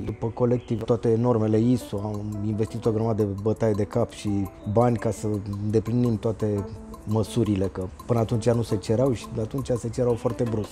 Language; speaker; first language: Romanian; native; Romanian